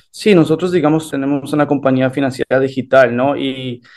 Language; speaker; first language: Spanish; early bilingual, heritage; Spanish